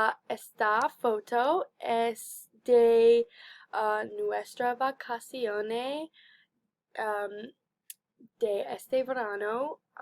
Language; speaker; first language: Spanish; non-native, learner; English